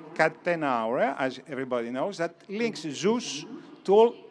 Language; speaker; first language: English; non-native, fluent; Greek